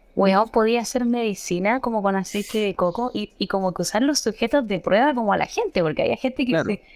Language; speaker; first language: Spanish; native; Spanish